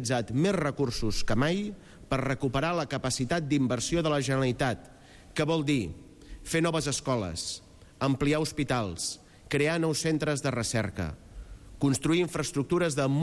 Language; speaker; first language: Catalan; native; Catalan